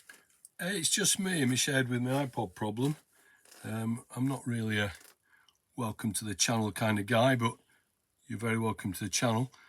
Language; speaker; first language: English; native; English